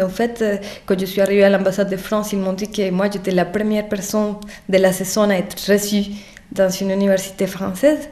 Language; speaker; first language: French; non-native, fluent; Spanish